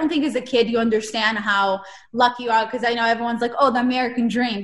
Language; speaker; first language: English; non-native, fluent; Hebrew